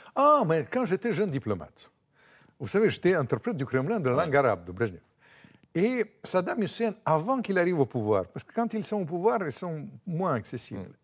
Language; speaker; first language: French; non-native, fluent; Russian